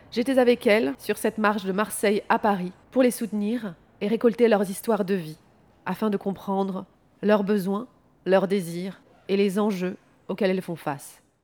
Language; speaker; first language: French; native; French